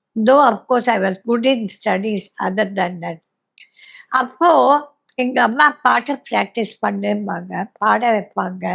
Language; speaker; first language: Tamil; native; Tamil